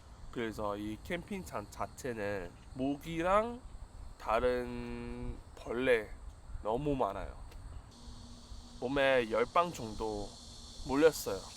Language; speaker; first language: Korean; non-native, fluent; Chinese